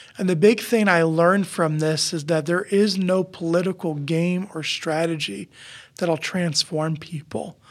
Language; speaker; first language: English; native; English